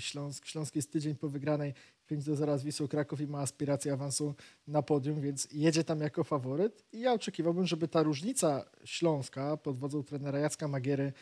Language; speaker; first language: Polish; native; Polish